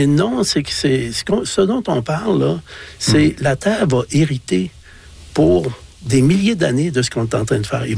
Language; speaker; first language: French; native; French